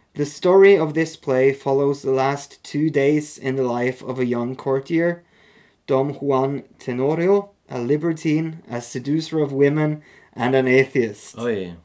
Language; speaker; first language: Norwegian; native; Norwegian